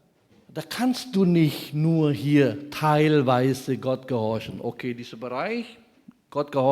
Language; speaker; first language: German; non-native, fluent; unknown